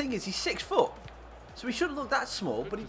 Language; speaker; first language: English; native; English